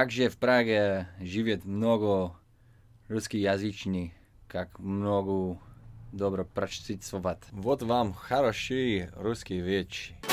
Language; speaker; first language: Russian; non-native, learner; English